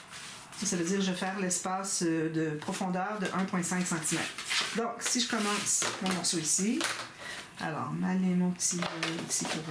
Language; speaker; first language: French; native; French